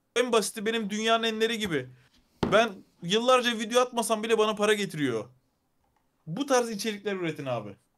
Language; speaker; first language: Turkish; native; Turkish